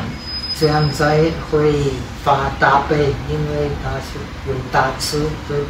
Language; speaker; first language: Chinese; non-native, fluent; Czech